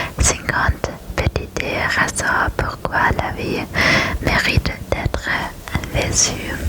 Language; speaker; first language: French; non-native, learner; German